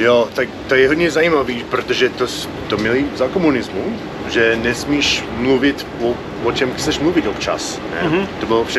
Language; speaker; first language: Czech; non-native, fluent; English